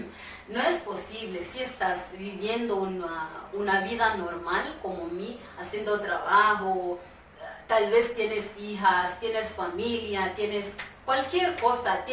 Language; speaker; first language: Spanish; non-native, fluent; Swahili